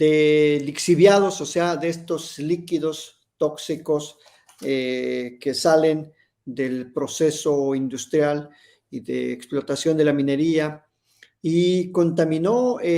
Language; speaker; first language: Spanish; native; Spanish